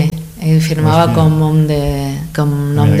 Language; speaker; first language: Catalan; non-native, fluent; Spanish